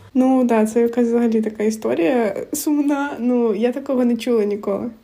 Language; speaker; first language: Ukrainian; non-native, local second language; Russian